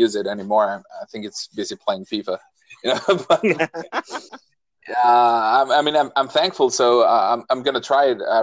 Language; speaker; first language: English; non-native, fluent; Spanish